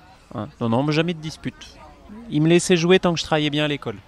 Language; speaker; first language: French; native; French